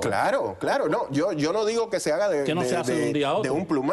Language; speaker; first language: Spanish; native; Spanish